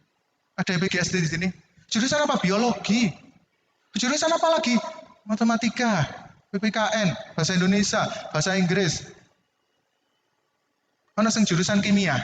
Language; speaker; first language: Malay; non-native, local second language; Javanese